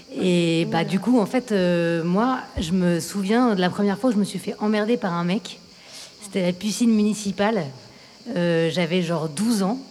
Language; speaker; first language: French; native; French